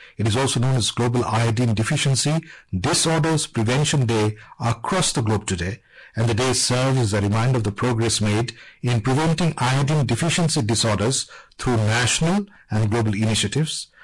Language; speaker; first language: English; non-native, local second language; Bangla